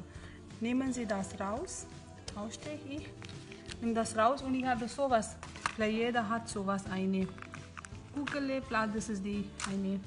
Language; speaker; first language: German; non-native, learner; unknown